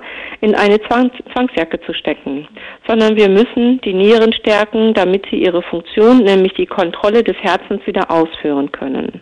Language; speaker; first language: German; native; German